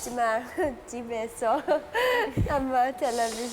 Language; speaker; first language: Korean; non-native, learner; Polish